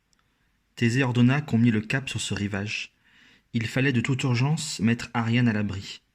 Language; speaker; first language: French; native; French